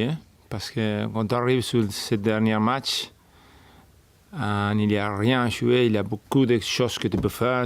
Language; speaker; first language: French; non-native, fluent; Spanish